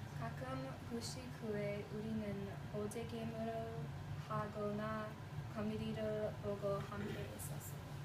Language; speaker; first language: Korean; non-native, learner; English